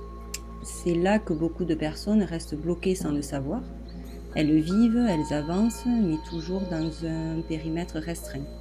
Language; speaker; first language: French; native; French